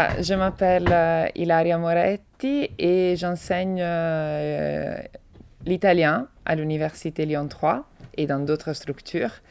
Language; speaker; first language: French; non-native, fluent; Italian